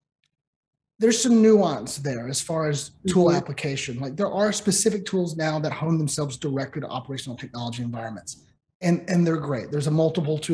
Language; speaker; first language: English; native; English